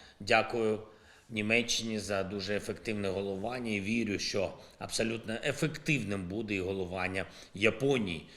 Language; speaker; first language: Ukrainian; non-native, local second language; Russian